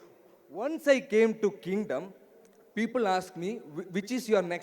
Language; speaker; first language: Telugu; non-native, learner; Malayalam